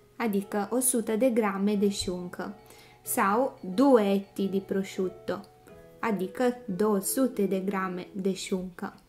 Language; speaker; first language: Romanian; non-native, fluent; Italian